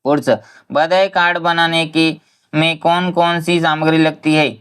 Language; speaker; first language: Hindi; non-native, local second language; Marathi